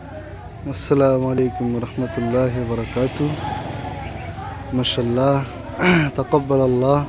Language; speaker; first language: Hindi; non-native, local second language; Bangla